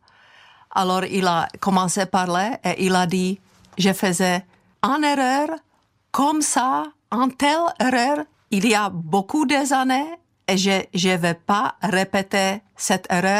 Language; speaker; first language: French; non-native, fluent; Czech